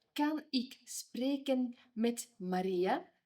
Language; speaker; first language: Dutch; non-native, fluent; Ukrainian